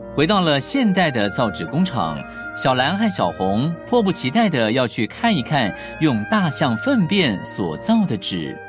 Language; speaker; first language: Chinese; native; Chinese